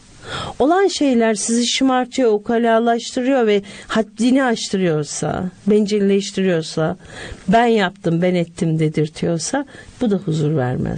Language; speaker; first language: Turkish; native; Turkish